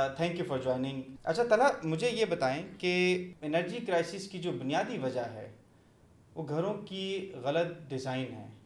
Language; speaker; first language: Urdu; non-native, local second language; Punjabi